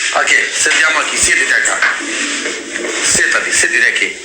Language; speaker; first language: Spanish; non-native, learner; Albanian